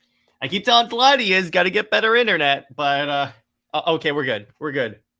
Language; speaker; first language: English; native; English